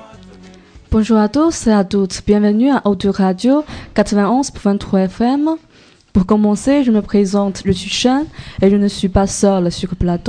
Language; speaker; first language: French; non-native, learner; Chinese